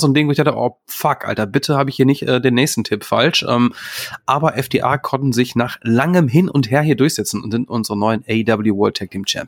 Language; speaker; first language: German; native; German